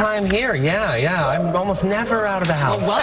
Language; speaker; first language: English; native; English